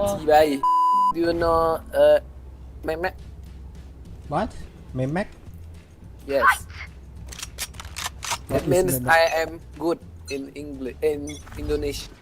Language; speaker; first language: English; non-native, learner; Indonesian